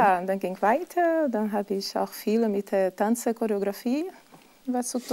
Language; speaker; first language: German; non-native, fluent; Portuguese